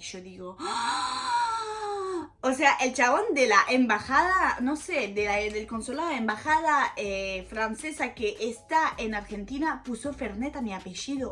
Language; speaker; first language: Spanish; non-native, fluent; French